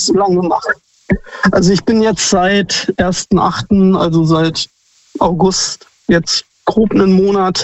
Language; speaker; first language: German; native; German